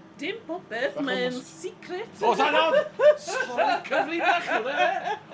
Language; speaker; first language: Welsh; non-native, learner; English